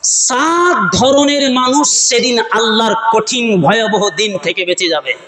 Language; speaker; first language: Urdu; non-native, local second language; Bangla